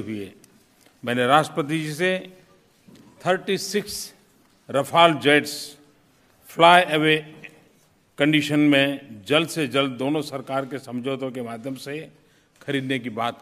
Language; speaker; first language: Hindi; non-native, local second language; Gujarati